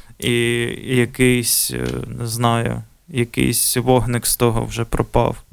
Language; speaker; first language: Ukrainian; native; Ukrainian